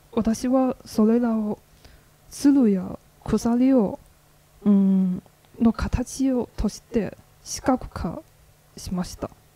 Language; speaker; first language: Japanese; non-native, learner; Chinese